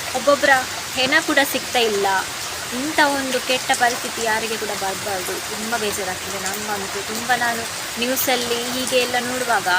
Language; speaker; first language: Kannada; non-native, local second language; Tulu